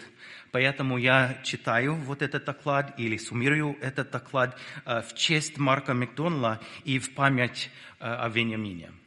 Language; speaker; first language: Russian; non-native, fluent; English